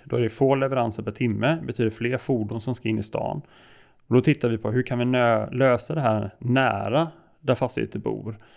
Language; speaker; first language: Swedish; native; Swedish